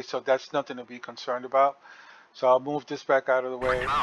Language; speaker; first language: English; native; English